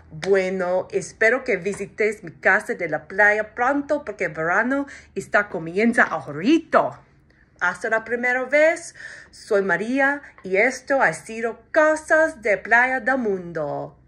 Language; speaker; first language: Spanish; non-native, learner; English